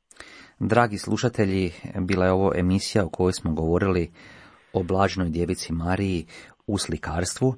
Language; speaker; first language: Croatian; native; Croatian